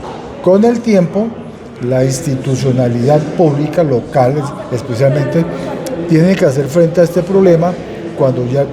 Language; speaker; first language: Spanish; native; Spanish